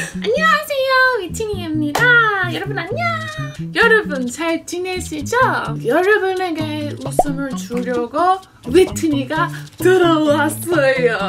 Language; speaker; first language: Korean; non-native, learner; English